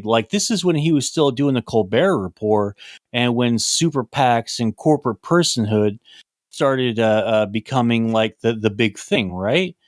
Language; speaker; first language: English; native; English